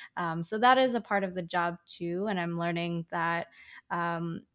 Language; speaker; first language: English; native; English